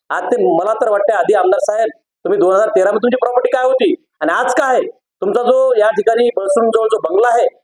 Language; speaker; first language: Marathi; native; Marathi